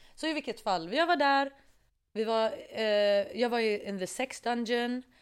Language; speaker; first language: Swedish; early bilingual, other home language; Arabic